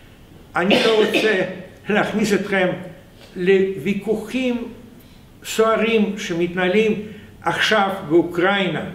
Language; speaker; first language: Hebrew; non-native, fluent; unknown